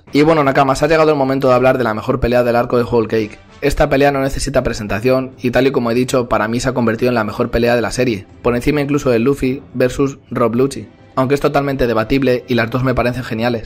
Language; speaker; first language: Spanish; native; Spanish